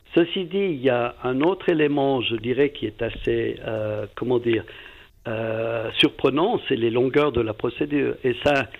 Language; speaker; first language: French; native; French